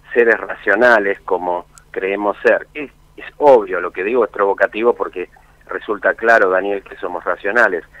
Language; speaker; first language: Spanish; native; Spanish